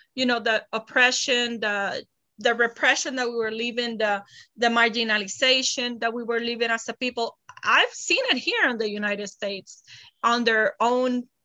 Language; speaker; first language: English; non-native, fluent; Spanish